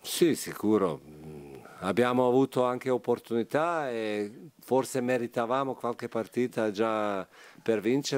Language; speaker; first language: Italian; non-native, fluent; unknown